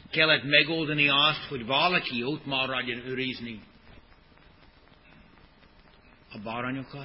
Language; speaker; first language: Hungarian; non-native, fluent; English